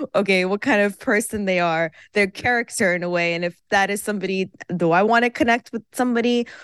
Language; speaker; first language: English; early bilingual, other home language; Persian